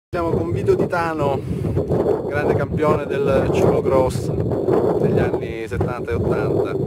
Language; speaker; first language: Italian; native; Italian